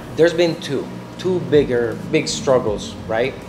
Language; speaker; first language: English; non-native, fluent; Spanish